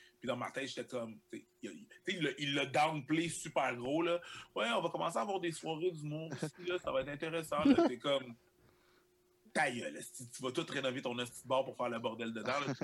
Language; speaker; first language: French; early bilingual, other home language; Haitian Creole